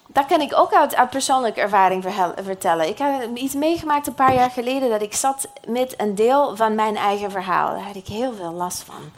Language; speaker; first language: Dutch; non-native, fluent; English